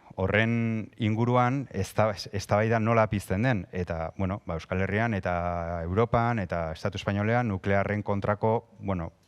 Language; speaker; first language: Basque; non-native, local second language; Spanish